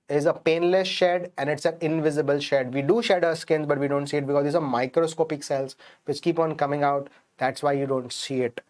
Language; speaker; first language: English; non-native, local second language; Hindi